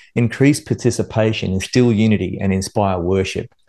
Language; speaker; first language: English; native; English